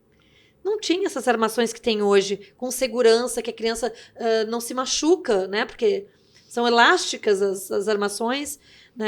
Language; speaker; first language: Portuguese; native; Portuguese